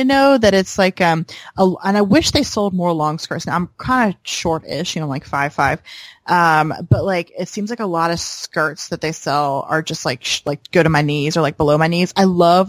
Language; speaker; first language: English; native; English